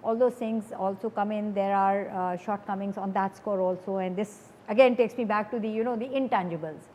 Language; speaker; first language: English; non-native, local second language; Urdu